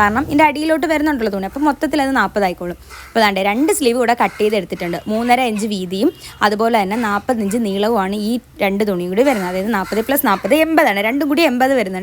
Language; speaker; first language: Malayalam; native; Malayalam